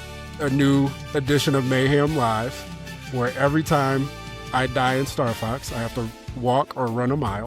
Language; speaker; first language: English; native; English